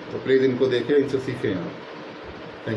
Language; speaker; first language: Hindi; native; Hindi